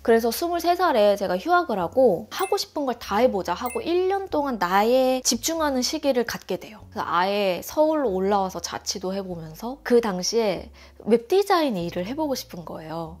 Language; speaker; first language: Korean; native; Korean